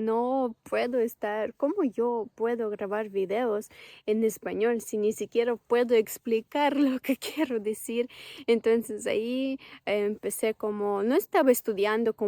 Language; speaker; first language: Spanish; non-native, fluent; Ukrainian